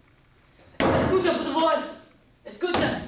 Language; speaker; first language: Spanish; non-native, learner; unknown